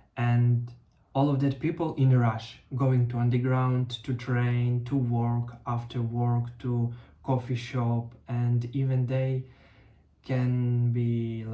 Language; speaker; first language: English; non-native, learner; Russian